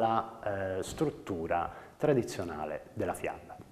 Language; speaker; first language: Italian; native; Italian